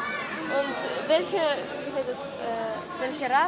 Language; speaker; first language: German; non-native, learner; Russian